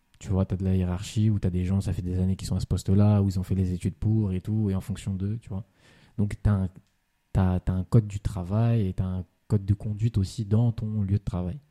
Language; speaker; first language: French; native; French